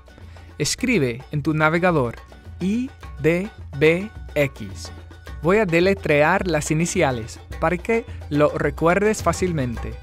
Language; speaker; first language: Spanish; non-native, fluent; English